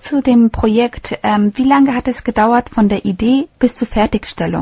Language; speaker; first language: German; native; German